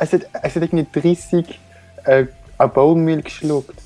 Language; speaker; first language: German; native; German